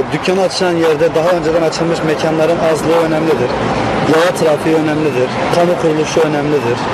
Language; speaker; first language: Turkish; native; Turkish